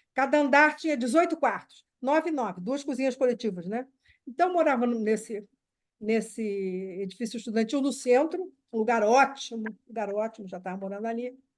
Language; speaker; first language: Portuguese; native; Portuguese